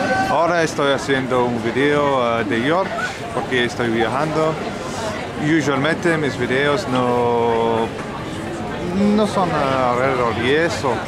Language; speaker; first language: Spanish; non-native, learner; English